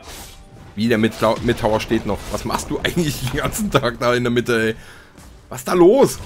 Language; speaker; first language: German; native; German